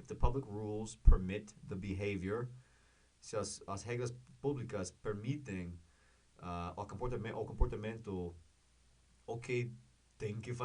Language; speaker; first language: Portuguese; non-native, learner; English